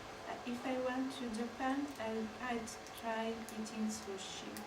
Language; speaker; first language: English; non-native, learner; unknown